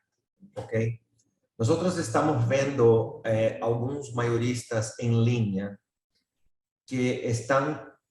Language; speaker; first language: Spanish; non-native, fluent; Portuguese